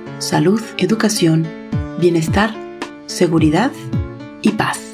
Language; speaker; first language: Spanish; native; Spanish